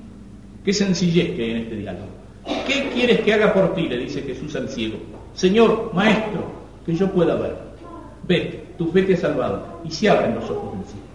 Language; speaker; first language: Spanish; native; Spanish